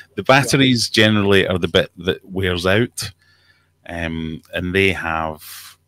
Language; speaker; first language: English; native; English